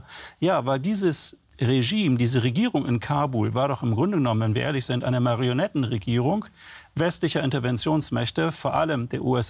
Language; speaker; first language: German; native; German